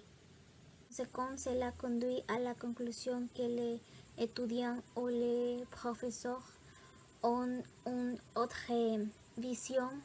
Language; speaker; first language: French; non-native, learner; Spanish